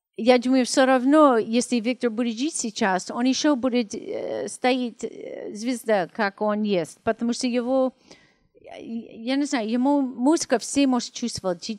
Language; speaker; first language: Russian; non-native, learner; English